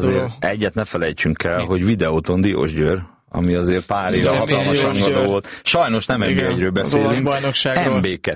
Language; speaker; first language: Hungarian; native; Hungarian